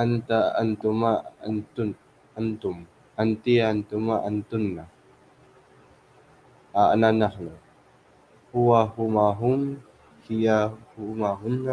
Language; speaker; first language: Arabic; non-native, learner; Filipino